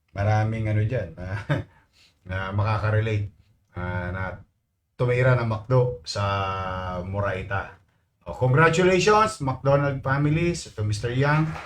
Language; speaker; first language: Filipino; native; Filipino